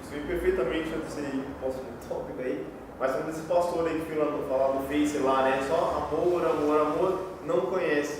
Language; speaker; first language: Portuguese; native; Portuguese